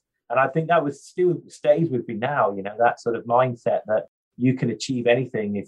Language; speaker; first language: English; native; English